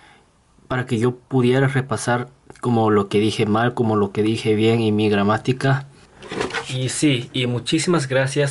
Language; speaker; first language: Spanish; non-native, fluent; Korean